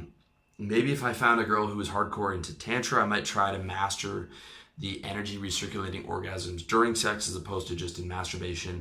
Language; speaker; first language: English; native; English